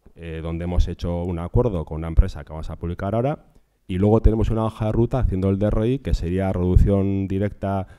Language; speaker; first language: Spanish; non-native, local second language; Basque